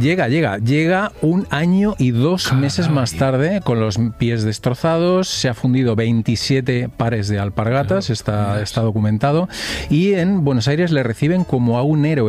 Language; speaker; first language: Spanish; native; Spanish